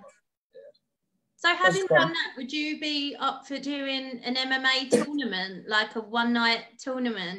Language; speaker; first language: English; native; English